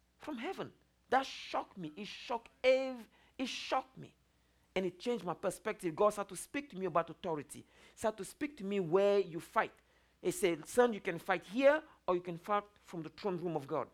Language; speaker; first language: English; non-native, local second language; French